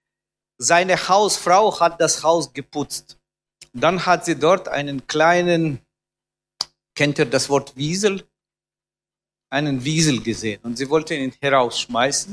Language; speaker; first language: German; non-native, fluent; Russian